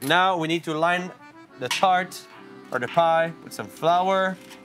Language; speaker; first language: English; non-native, fluent; French